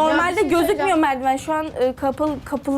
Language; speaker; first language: Turkish; native; Turkish